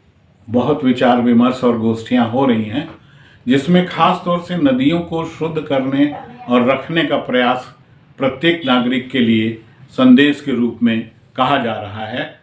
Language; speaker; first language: Hindi; native; Hindi